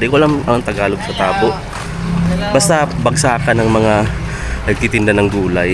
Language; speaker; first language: Filipino; non-native, local second language; Waray